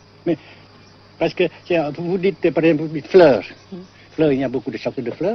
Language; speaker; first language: French; non-native, fluent; Vietnamese